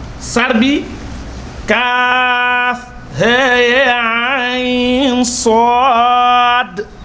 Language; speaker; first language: Wolof; native; Wolof